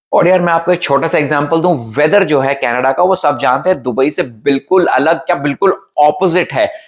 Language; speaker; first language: Hindi; native; Hindi